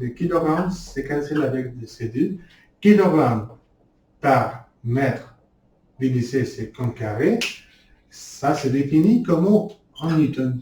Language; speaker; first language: French; non-native, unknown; Spanish